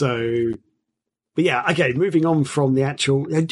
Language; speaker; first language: English; native; English